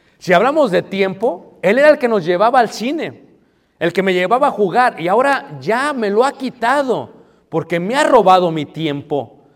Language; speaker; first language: Spanish; early bilingual, heritage; Spanish